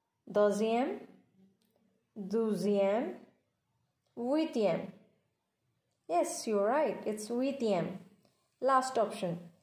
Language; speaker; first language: French; non-native, learner; Punjabi